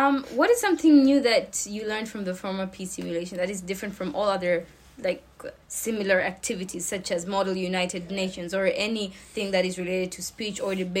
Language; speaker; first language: English; non-native, local second language; Swahili